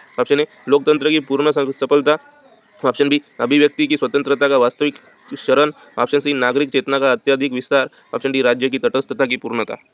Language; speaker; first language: Hindi; non-native, local second language; Marathi